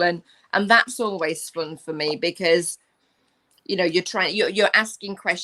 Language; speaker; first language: English; native; English